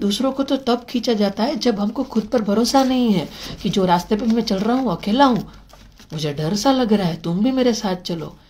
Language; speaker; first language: Hindi; non-native, local second language; Gujarati